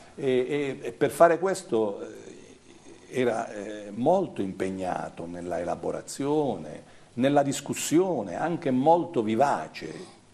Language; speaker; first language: Italian; native; Italian